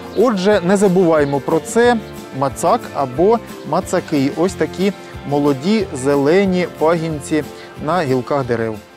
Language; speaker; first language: Ukrainian; native; Ukrainian